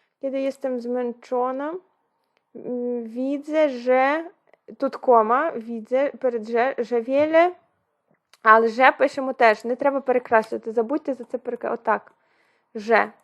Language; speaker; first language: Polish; non-native, fluent; Ukrainian